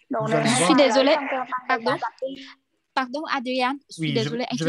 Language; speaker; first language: French; non-native, fluent; Vietnamese